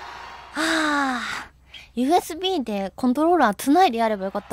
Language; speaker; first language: Japanese; native; Japanese